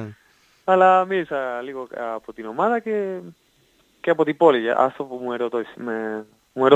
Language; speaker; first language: Greek; non-native, fluent; Spanish